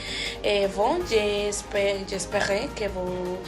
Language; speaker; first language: French; non-native, learner; Spanish